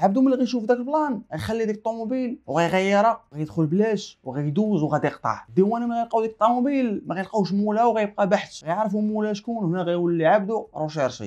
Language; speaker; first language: Arabic; native; Arabic